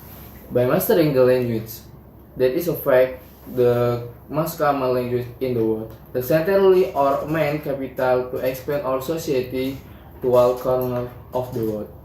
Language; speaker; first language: English; non-native, learner; Indonesian